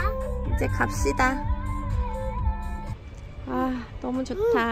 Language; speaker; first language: Korean; native; Korean